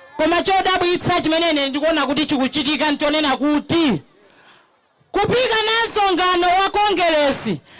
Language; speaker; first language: Nyanja; native; Nyanja